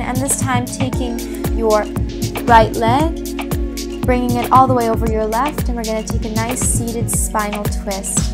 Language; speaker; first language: English; native; English